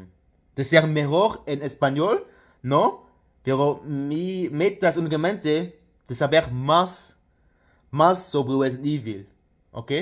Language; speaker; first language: Spanish; non-native, fluent; Luxembourgish